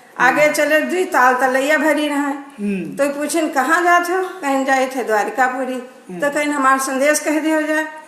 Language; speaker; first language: Hindi; native; Hindi